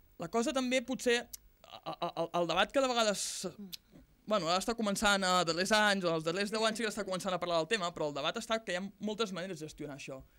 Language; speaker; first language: Catalan; native; Catalan